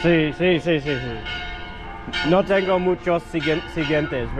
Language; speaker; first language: Spanish; non-native, learner; English